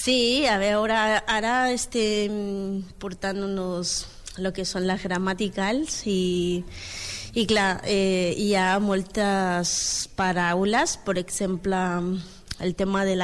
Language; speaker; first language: Catalan; non-native, learner; Spanish